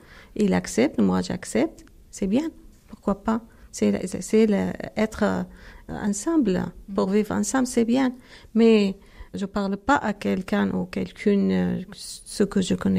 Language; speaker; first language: French; non-native, learner; Arabic